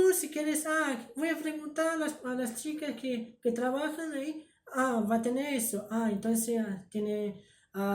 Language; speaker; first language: Spanish; early bilingual, heritage; Spanish